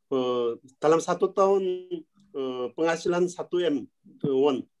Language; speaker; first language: Indonesian; non-native, learner; Korean